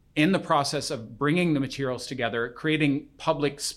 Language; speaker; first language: English; native; English